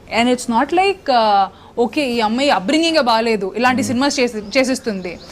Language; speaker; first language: Telugu; non-native, local second language; Hindi